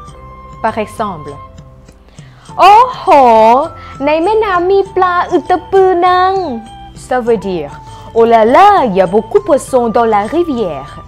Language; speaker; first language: French; non-native, fluent; Thai